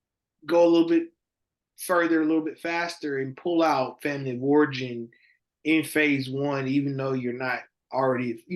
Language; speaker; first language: English; native; English